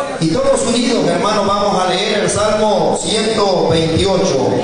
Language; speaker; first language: Spanish; native; Spanish